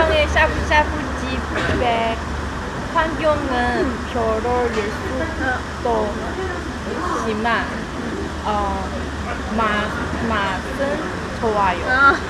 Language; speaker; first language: Korean; non-native, learner; Chinese